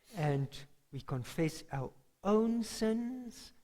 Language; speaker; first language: English; non-native, local second language; Afrikaans